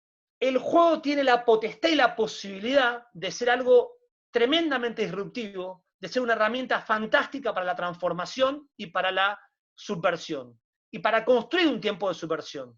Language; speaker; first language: Spanish; native; Spanish